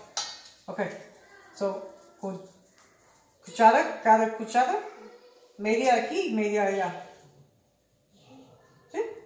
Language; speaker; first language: Spanish; non-native, learner; English